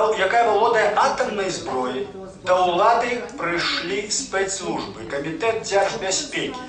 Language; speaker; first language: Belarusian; native; Belarusian